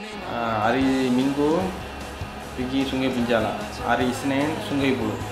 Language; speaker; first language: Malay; non-native, learner; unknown